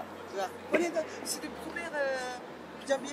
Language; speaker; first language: French; non-native, fluent; Japanese